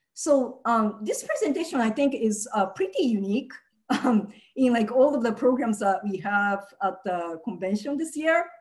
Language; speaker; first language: English; early bilingual, other home language; Japanese